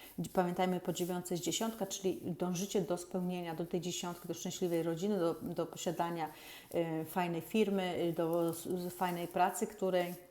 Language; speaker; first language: Polish; native; Polish